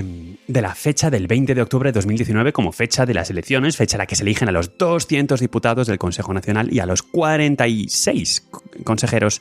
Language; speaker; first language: Spanish; native; Spanish